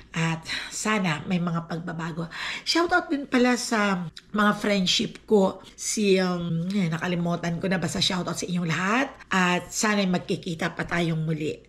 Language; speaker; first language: Filipino; non-native, local second language; Aklanon